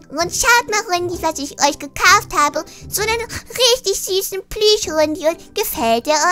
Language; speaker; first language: German; native; German